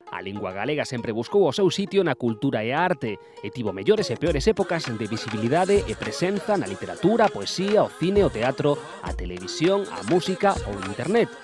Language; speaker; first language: Galician; native; Galician